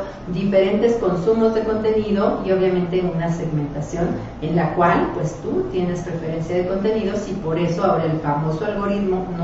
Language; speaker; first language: Spanish; native; Spanish